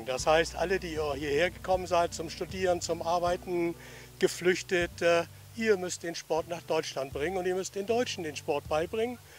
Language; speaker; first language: German; native; German